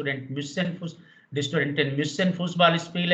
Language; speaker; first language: German; non-native, learner; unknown